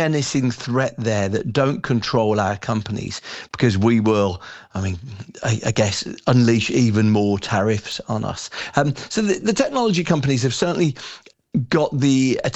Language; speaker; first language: English; native; English